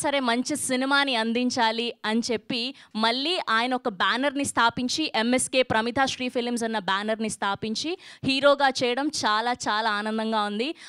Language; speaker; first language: Telugu; native; Telugu